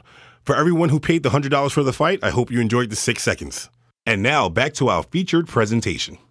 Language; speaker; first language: English; native; English